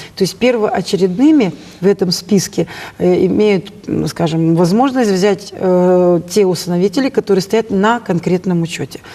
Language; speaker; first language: Russian; native; Russian